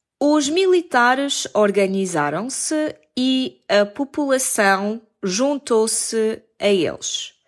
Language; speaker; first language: Portuguese; native; Portuguese